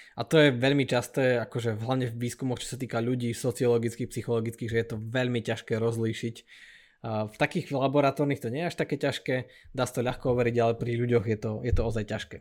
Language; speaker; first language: Slovak; native; Slovak